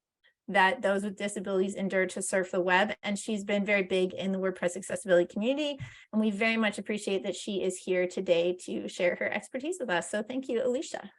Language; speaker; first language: English; native; English